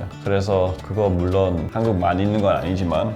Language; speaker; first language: Korean; non-native, fluent; English